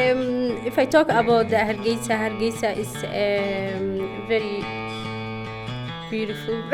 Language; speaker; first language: English; non-native, local second language; Somali